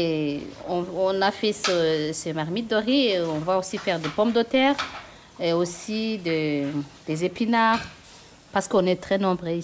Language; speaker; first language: French; non-native, local second language; Rundi